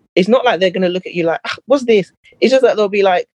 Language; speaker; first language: English; native; English